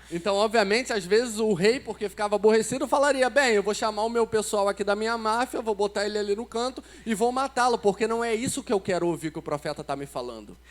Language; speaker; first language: Portuguese; native; Portuguese